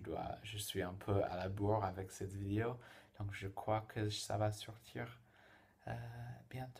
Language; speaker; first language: French; non-native, fluent; English